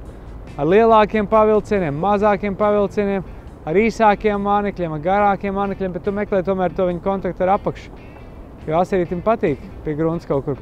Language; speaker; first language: Latvian; native; Latvian